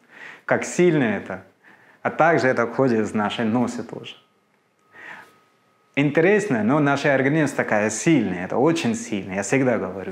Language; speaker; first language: Russian; non-native, fluent; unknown